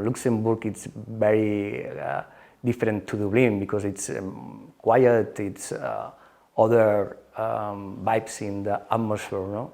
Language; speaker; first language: English; non-native, learner; Spanish